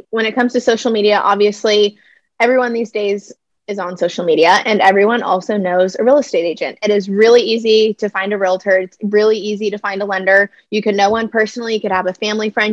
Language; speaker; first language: English; native; English